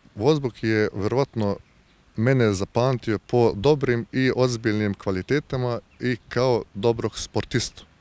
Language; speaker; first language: Bosnian; native; Bosnian